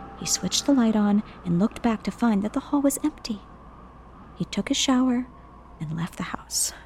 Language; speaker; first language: English; native; English